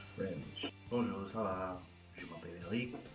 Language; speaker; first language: French; non-native, learner; English